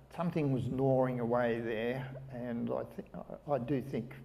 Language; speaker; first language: English; native; English